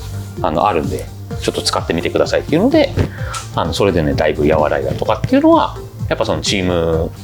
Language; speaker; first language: Japanese; native; Japanese